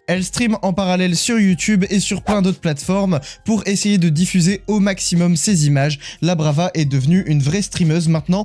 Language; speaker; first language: French; native; French